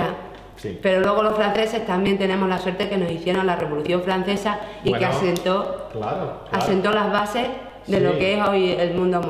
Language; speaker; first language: Spanish; native; Spanish